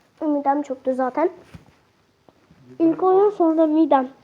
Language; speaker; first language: Turkish; native; Turkish